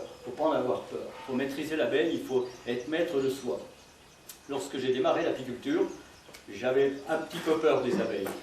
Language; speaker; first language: French; native; French